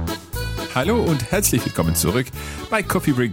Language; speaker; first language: German; non-native, learner; English